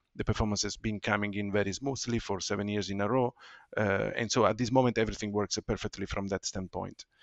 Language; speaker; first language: English; non-native, fluent; Italian